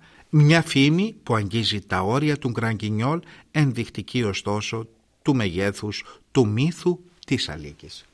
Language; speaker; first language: Greek; native; Greek